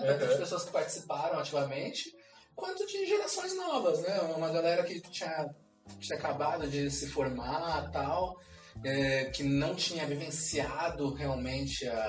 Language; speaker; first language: Portuguese; native; Portuguese